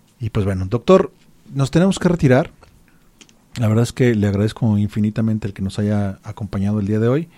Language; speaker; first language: Spanish; native; Spanish